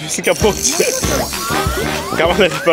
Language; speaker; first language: German; native; German